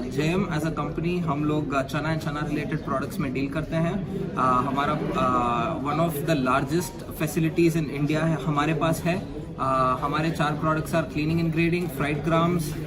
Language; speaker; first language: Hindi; non-native, local second language; Gujarati